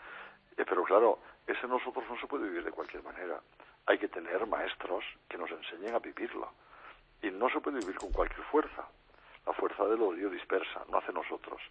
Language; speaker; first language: Spanish; native; Spanish